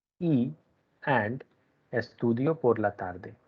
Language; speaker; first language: Spanish; non-native, learner; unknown